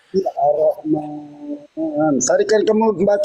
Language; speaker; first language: Indonesian; native; Indonesian